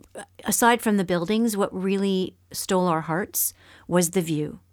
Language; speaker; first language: English; native; English